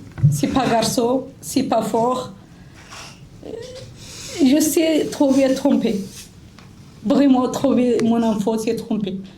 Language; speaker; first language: French; non-native, learner; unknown